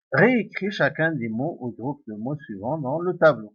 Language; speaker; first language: French; non-native, local second language; Arabic